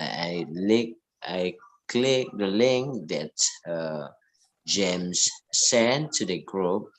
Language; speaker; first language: English; non-native, learner; Indonesian